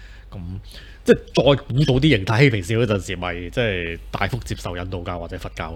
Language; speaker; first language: Cantonese; native; Cantonese